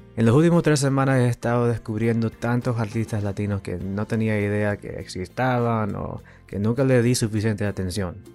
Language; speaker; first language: Spanish; early bilingual, heritage; Spanish